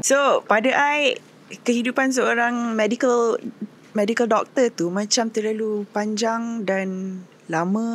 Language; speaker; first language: Malay; native; Malay